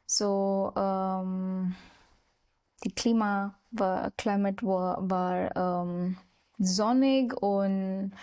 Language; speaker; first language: German; non-native, learner; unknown